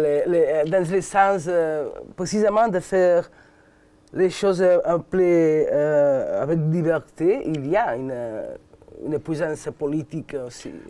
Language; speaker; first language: French; non-native, learner; Catalan